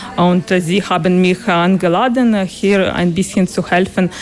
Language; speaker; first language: German; non-native, learner; Russian